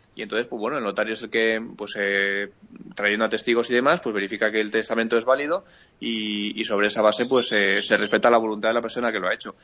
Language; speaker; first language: Spanish; native; Spanish